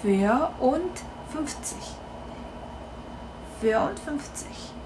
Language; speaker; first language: German; non-native, fluent; Korean